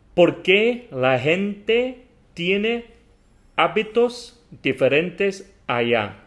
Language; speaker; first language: Spanish; non-native, learner; English